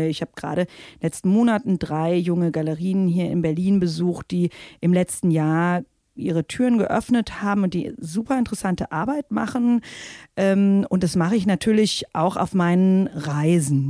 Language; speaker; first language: German; native; German